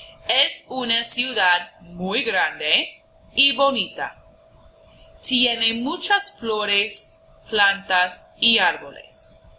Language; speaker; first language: Spanish; non-native, fluent; English